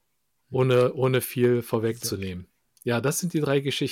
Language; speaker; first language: German; early bilingual, other home language; Korean